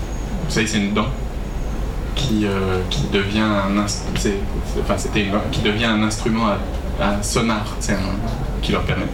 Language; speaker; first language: French; native; French